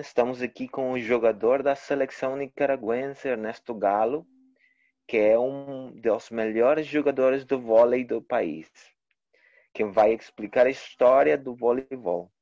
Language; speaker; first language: Portuguese; non-native, learner; Spanish